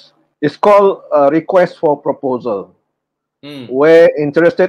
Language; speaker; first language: English; non-native, local second language; Malay